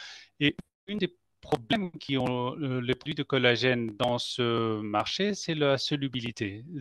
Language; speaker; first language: French; non-native, fluent; Spanish